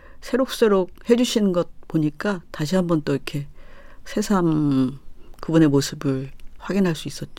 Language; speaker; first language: Korean; native; Korean